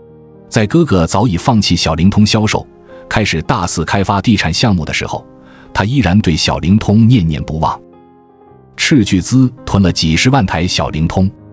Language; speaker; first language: Chinese; native; Chinese